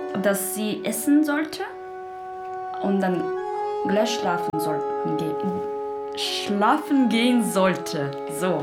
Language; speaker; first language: German; non-native, learner; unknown